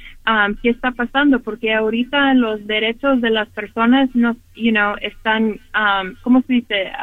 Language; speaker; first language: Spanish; early bilingual, heritage; Spanish